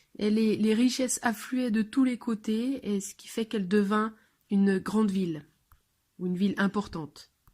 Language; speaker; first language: French; non-native, fluent; English